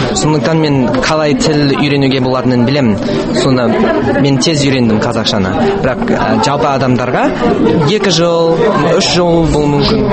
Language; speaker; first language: Kazakh; non-native, learner; English